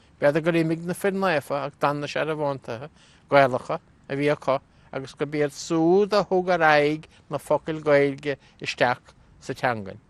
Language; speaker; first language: Irish; native; Irish